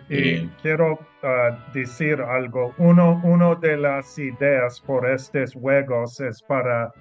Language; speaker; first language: Spanish; non-native, learner; English